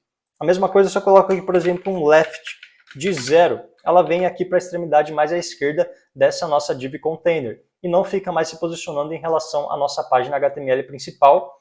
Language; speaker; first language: Portuguese; native; Portuguese